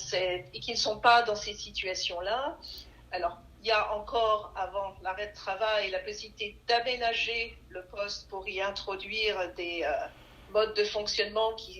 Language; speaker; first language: French; native; French